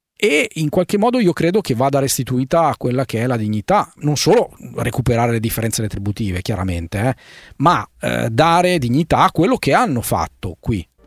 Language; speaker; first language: Italian; native; Italian